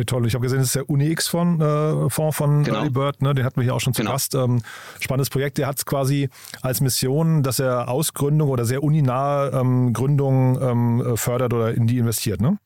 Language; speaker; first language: German; native; German